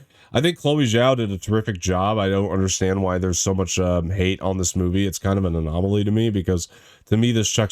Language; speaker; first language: English; native; English